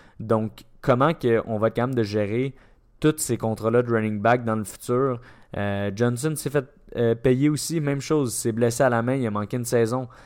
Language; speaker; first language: French; native; French